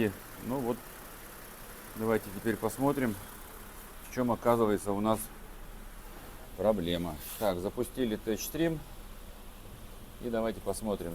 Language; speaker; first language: Russian; native; Russian